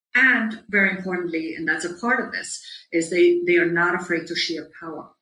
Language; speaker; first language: English; non-native, fluent; German